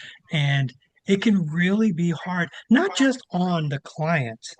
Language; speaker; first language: English; native; English